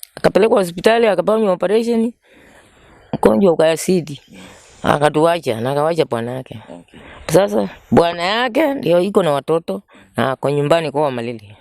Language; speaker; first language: Swahili; non-native, local second language; Kamba